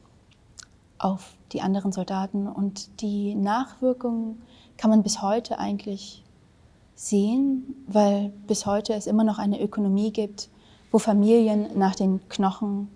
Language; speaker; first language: German; early bilingual, other home language; Vietnamese